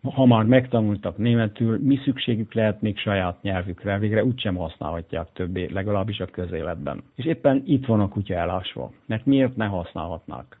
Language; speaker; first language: Hungarian; native; Hungarian